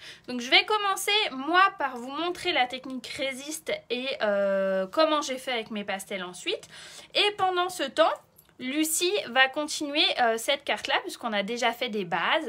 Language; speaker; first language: French; native; French